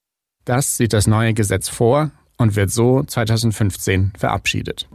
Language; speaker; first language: German; native; German